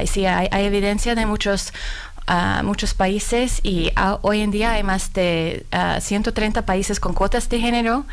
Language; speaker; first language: Spanish; non-native, fluent; Finnish